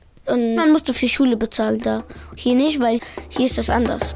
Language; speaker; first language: German; early bilingual, other home language; Pashto